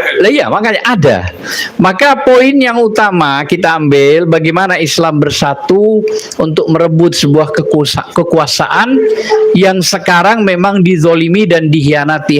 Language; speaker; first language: Indonesian; native; Indonesian